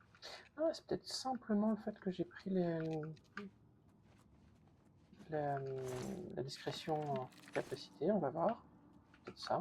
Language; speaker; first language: French; native; French